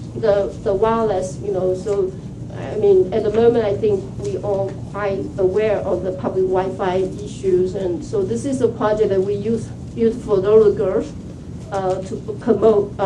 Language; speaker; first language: English; non-native, fluent; Chinese